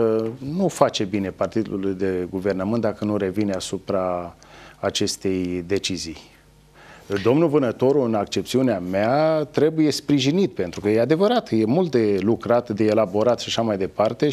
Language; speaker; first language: Romanian; native; Romanian